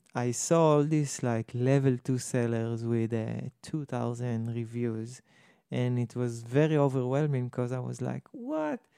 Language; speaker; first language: English; non-native, fluent; Hebrew